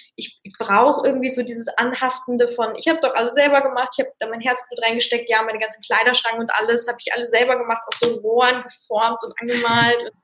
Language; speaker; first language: German; early bilingual, other home language; Russian